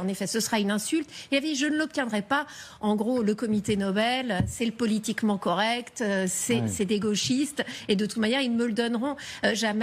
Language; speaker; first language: French; native; French